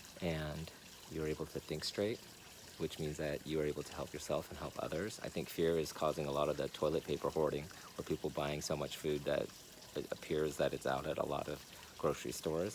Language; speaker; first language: English; native; English